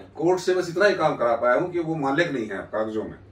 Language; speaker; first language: Hindi; native; Hindi